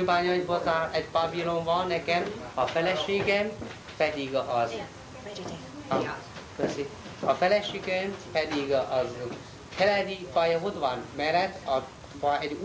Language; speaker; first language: Hungarian; non-native, learner; Chinese